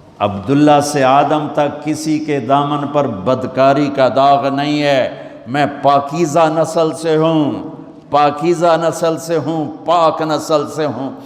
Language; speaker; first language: Urdu; non-native, local second language; Punjabi